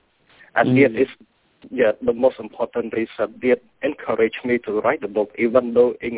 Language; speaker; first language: English; non-native, fluent; Khmer